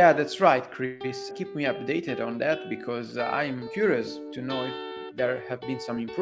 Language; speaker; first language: English; non-native, fluent; Italian